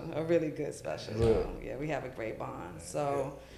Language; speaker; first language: English; native; English